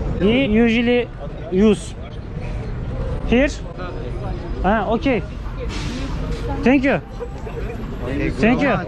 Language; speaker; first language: English; non-native, learner; Turkish